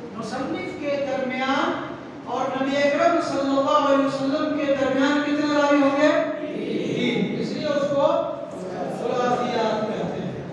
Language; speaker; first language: Urdu; native; Urdu